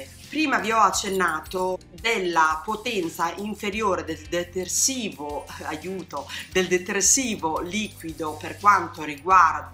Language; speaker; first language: Italian; native; Italian